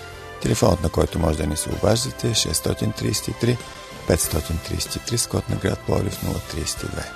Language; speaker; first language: Bulgarian; native; Bulgarian